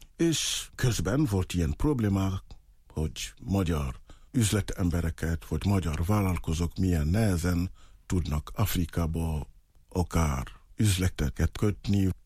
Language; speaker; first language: Hungarian; non-native, fluent; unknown